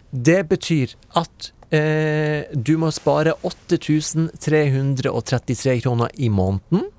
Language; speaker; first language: Norwegian; native; Norwegian